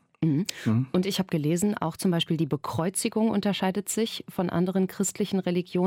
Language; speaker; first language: German; native; German